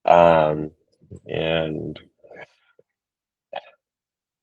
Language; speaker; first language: Spanish; non-native, learner; English